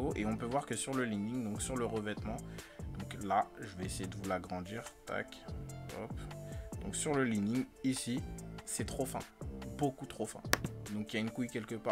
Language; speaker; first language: French; native; French